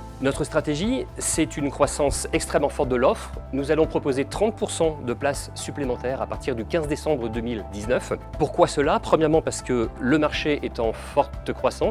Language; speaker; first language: French; native; French